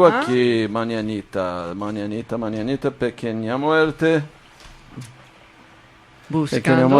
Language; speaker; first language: Spanish; non-native, fluent; Portuguese